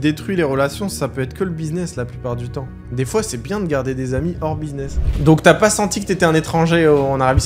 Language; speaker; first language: French; native; French